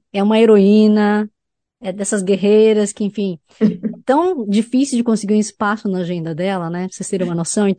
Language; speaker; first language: Portuguese; native; Portuguese